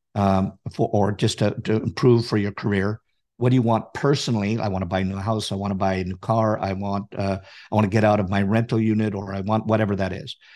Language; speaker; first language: English; native; English